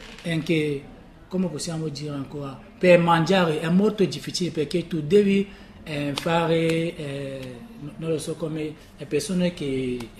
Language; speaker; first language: Italian; non-native, learner; French